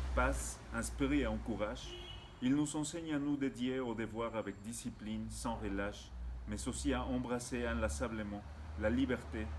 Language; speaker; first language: French; non-native, fluent; Spanish